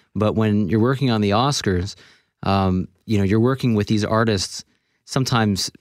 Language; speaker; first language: English; native; English